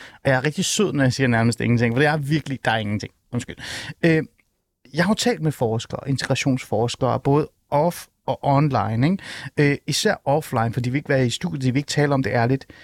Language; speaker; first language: Danish; early bilingual, other home language; Persian